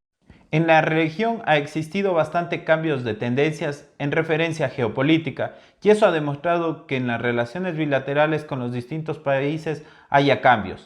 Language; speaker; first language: Spanish; native; Spanish